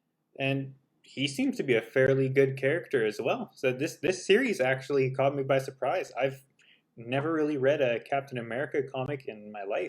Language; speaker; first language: English; native; English